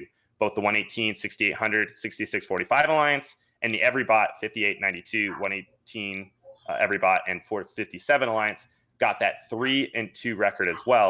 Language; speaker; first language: English; native; English